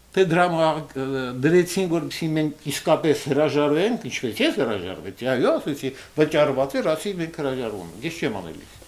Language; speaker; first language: Armenian; early bilingual, heritage; Armenian